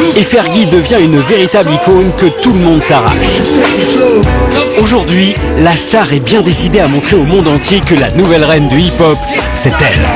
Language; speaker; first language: French; native; French